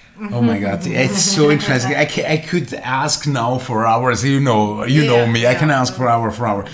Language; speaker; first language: English; non-native, learner; German